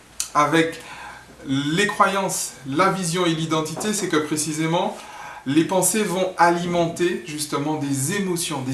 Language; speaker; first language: French; native; French